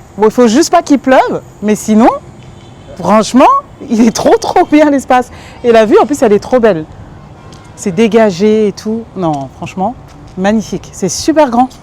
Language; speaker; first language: French; native; French